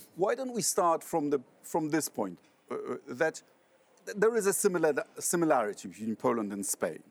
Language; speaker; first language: English; non-native, fluent; Polish